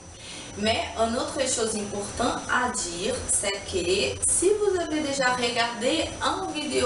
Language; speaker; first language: French; non-native, learner; Portuguese